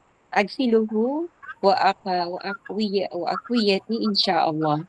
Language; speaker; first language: Arabic; non-native, learner; Filipino